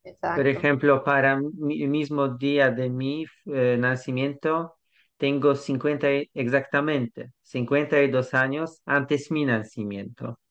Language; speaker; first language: Spanish; non-native, learner; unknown